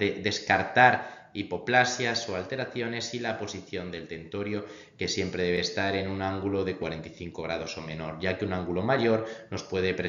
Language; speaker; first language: Spanish; native; Spanish